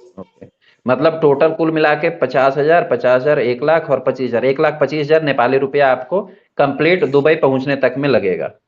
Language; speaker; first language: Hindi; native; Hindi